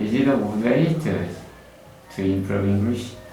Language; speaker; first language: English; non-native, learner; Korean